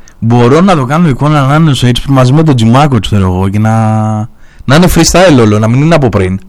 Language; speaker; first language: Greek; native; Greek